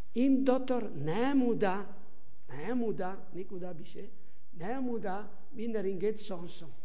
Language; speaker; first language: Mongolian; non-native, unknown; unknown